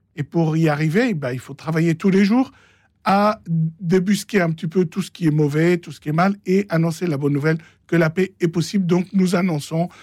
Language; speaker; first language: French; non-native, local second language; Arabic